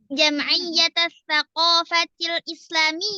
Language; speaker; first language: Arabic; non-native, learner; Indonesian